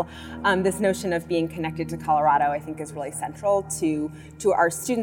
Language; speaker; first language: English; native; English